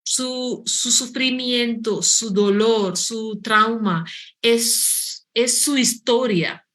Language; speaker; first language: Spanish; non-native, fluent; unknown